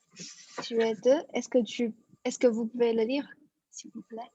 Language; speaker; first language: French; non-native, fluent; Chinese